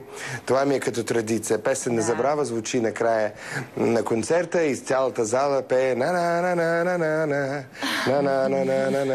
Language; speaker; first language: Bulgarian; early bilingual, heritage; Russian